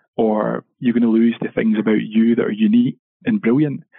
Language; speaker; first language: English; native; English